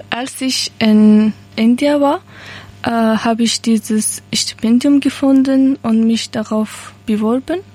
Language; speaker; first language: German; non-native, learner; Persian